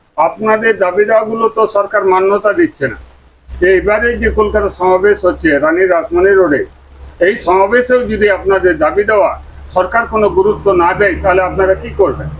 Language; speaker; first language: Bangla; non-native, local second language; Santali